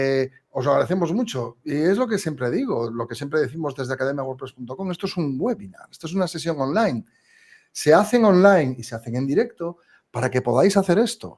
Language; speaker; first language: Spanish; native; Spanish